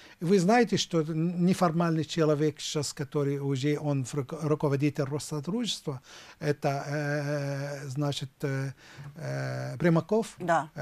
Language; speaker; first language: Russian; non-native, fluent; Arabic